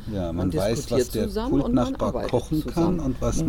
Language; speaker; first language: German; native; German